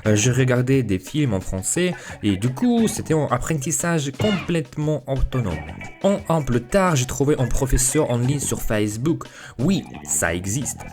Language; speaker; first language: French; non-native, fluent; Russian